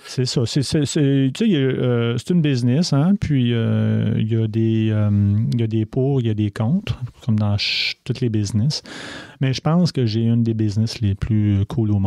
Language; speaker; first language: French; native; French